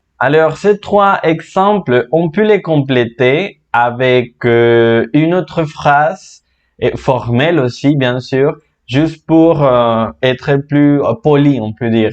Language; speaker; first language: French; non-native, fluent; Spanish